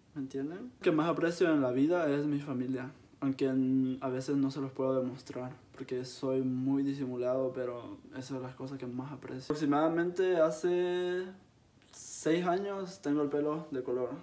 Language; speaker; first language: Spanish; native; Spanish